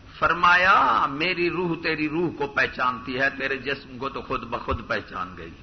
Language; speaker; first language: Urdu; non-native, local second language; Punjabi